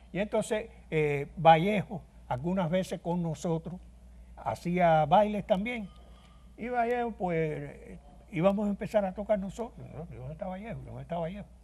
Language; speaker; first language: Spanish; native; Spanish